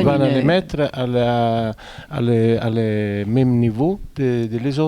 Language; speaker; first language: French; non-native, fluent; Italian